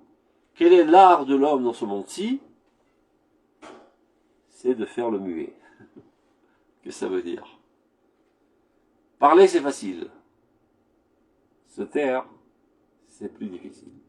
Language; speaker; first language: French; native; French